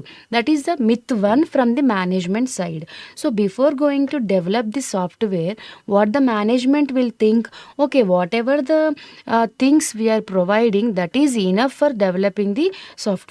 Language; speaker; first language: English; non-native, local second language; Telugu